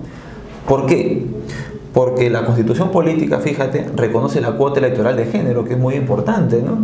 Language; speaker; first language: Spanish; native; Spanish